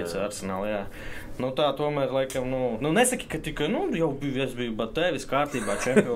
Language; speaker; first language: Latvian; native; Latvian